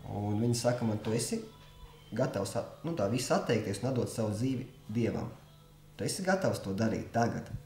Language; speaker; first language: Latvian; non-native, local second language; Russian